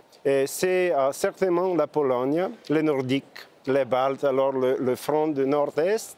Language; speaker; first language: French; non-native, fluent; Bulgarian